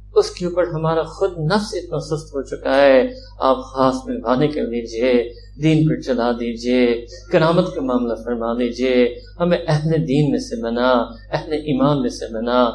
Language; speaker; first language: Urdu; early bilingual, heritage; Urdu